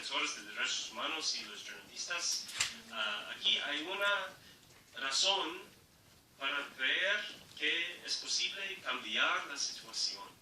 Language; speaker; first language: Spanish; non-native, learner; English